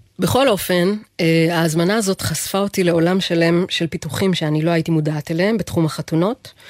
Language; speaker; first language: Hebrew; native; Hebrew